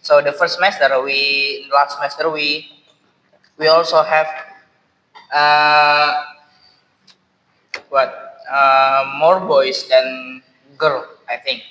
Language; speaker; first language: English; non-native, learner; Indonesian